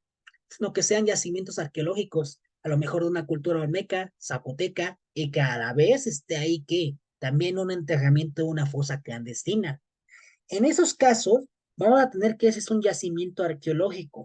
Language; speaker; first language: Spanish; native; Spanish